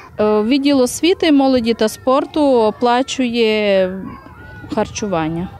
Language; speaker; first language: Ukrainian; native; Ukrainian